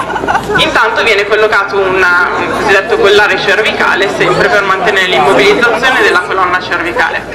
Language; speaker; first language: Italian; native; Italian